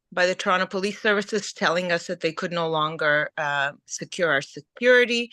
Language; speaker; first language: English; early bilingual, other home language; Ukrainian